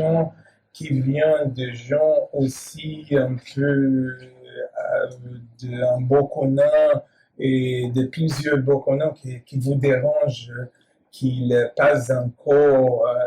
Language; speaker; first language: French; non-native, learner; Portuguese